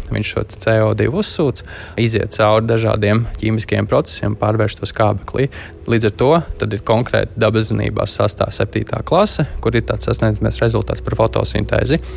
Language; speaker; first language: Latvian; native; Latvian